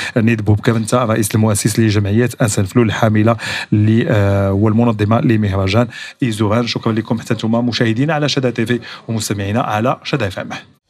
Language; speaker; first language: Arabic; native; Arabic